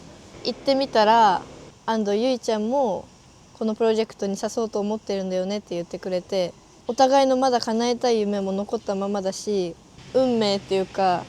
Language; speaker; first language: Japanese; native; Japanese